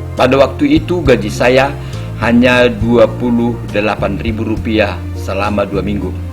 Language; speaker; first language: Indonesian; non-native, local second language; Batak Toba